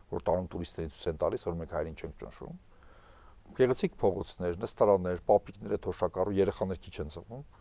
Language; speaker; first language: Armenian; native; Armenian